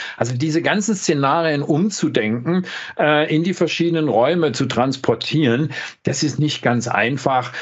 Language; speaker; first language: German; native; German